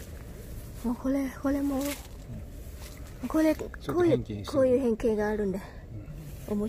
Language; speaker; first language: Japanese; non-native, fluent; Thai